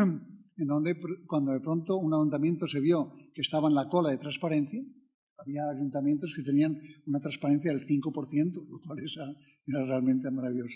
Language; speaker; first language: Spanish; native; Spanish